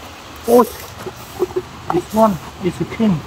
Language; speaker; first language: English; non-native, learner; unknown